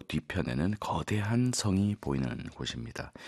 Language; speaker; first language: Korean; native; Korean